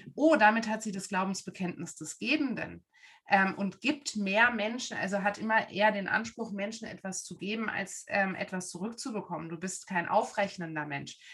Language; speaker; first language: German; native; German